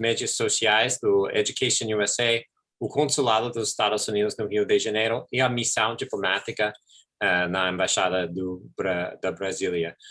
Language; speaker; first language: Portuguese; non-native, fluent; English